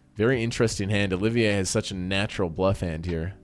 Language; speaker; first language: English; native; English